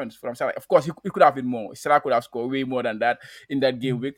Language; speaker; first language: English; non-native, local second language; Wolof